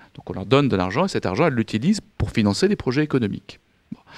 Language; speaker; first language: French; native; French